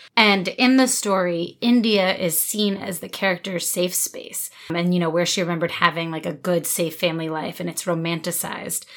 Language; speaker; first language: English; native; English